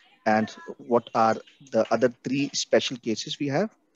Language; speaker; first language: English; non-native, local second language; Hindi